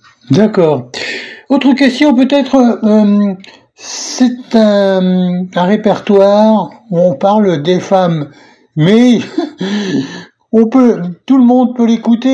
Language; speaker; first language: French; native; French